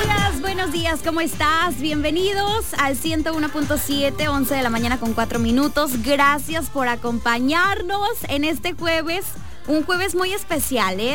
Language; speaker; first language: Spanish; native; Spanish